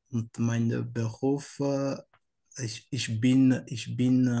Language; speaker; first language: German; non-native, learner; French